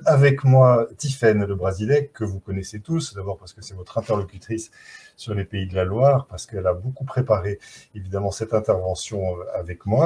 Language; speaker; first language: French; native; French